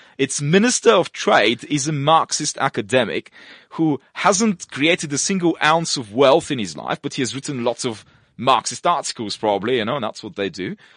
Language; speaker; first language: English; non-native, fluent; Russian